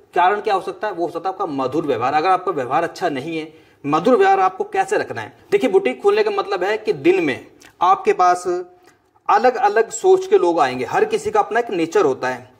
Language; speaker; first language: Hindi; native; Hindi